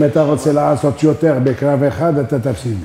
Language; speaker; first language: Hebrew; non-native, learner; French